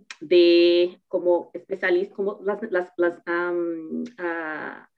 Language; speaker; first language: Spanish; non-native, learner; Portuguese